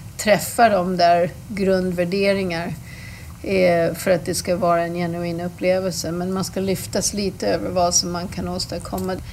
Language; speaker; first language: Swedish; non-native, fluent; English